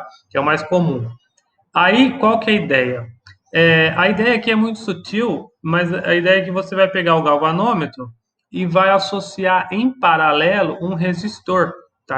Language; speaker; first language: Portuguese; native; Portuguese